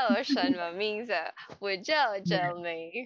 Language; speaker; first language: Chinese; non-native, learner; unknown